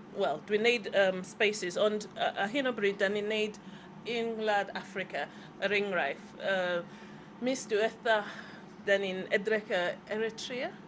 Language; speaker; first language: Welsh; non-native, learner; English